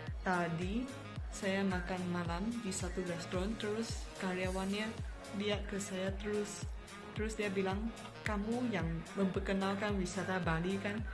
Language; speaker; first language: Indonesian; non-native, fluent; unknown